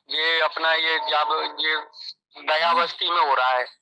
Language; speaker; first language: Hindi; native; Hindi